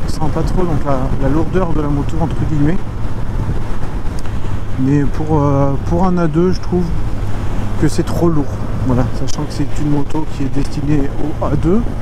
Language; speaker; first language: French; native; French